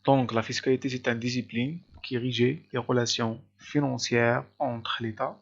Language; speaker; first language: French; non-native, local second language; Arabic